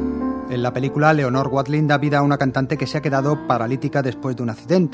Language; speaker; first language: Spanish; native; Spanish